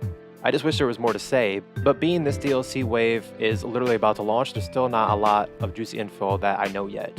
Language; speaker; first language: English; native; English